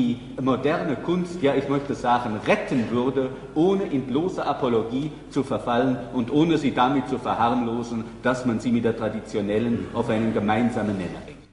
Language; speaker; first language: German; native; German